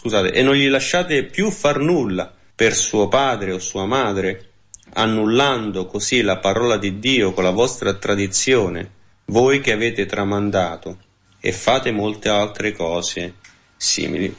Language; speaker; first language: Italian; native; Italian